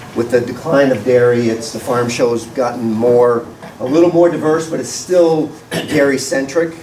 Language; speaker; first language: English; native; English